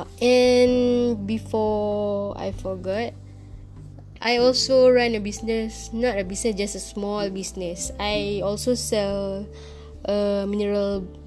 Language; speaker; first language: English; non-native, local second language; Malay